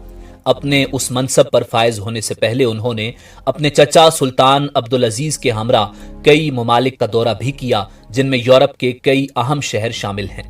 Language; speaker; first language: Urdu; native; Urdu